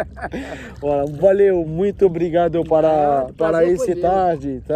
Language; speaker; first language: Portuguese; non-native, learner; French